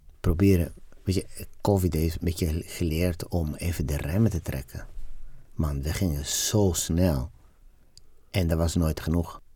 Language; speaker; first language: Dutch; non-native, fluent; Italian